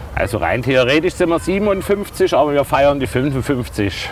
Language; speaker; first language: German; native; German